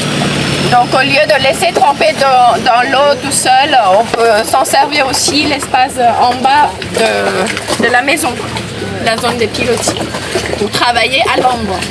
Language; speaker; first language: French; non-native, fluent; Thai